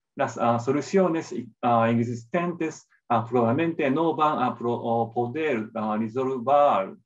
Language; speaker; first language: Spanish; non-native, fluent; Japanese